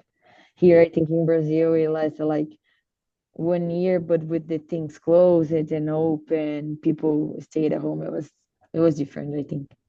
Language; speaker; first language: English; non-native, learner; Portuguese